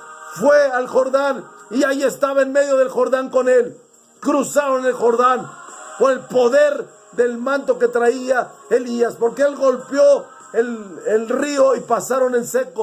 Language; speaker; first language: Spanish; native; Spanish